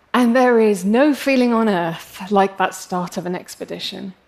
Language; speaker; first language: English; native; English